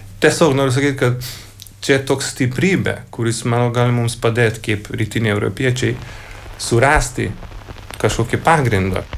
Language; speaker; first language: Lithuanian; non-native, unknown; Hungarian